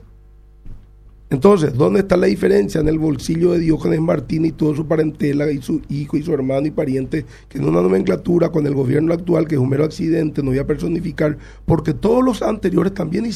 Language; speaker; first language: Spanish; native; Spanish